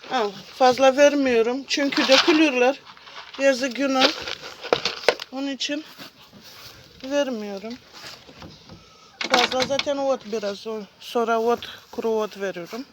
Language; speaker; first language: Turkish; non-native, learner; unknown